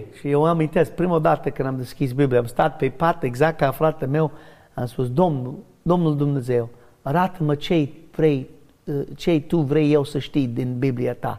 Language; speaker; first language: Romanian; non-native, learner; English